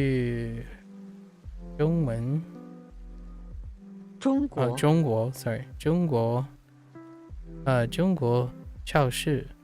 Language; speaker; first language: Chinese; non-native, learner; English